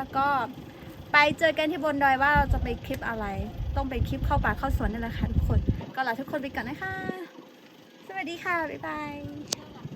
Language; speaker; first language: Thai; non-native, local second language; Karen languages